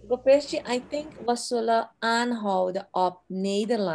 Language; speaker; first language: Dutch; non-native, local second language; Caribbean Hindustani